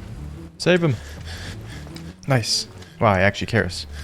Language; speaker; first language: English; native; English